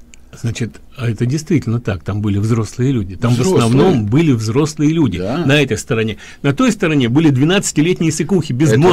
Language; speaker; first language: Russian; native; Russian